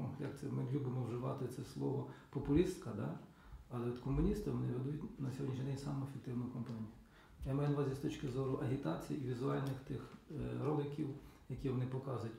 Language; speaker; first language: Ukrainian; native; Ukrainian